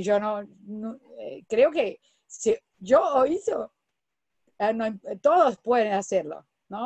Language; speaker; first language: Spanish; non-native, fluent; Portuguese